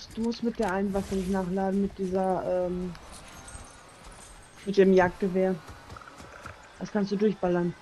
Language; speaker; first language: German; native; German